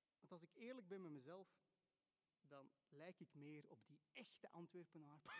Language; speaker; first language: Dutch; native; Dutch